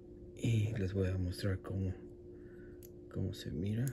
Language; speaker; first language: Spanish; native; Spanish